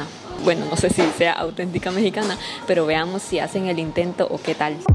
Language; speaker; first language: Spanish; native; Spanish